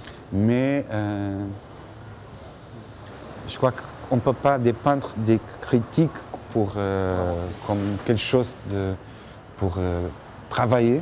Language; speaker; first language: French; non-native, fluent; Portuguese